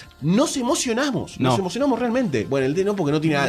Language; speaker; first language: Spanish; native; Spanish